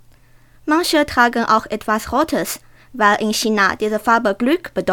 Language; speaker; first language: German; non-native, learner; Chinese